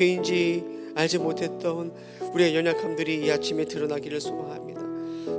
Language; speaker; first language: Korean; native; Korean